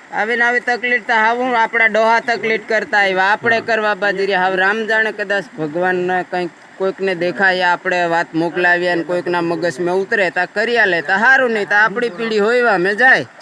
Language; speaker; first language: Gujarati; non-native, local second language; Rathawi